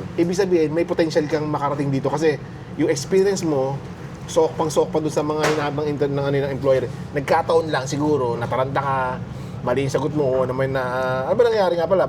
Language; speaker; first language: Filipino; native; Filipino